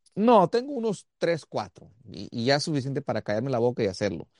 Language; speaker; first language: Spanish; early bilingual, heritage; Spanish